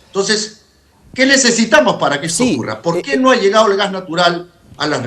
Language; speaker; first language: Spanish; native; Spanish